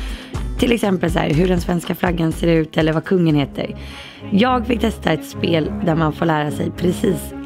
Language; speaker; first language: Swedish; native; Swedish